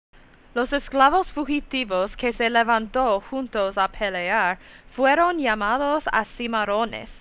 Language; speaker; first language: Spanish; non-native, learner; English